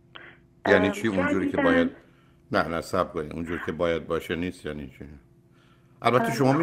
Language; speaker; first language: Persian; native; Persian